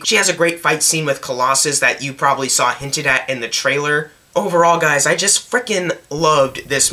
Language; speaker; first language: English; native; English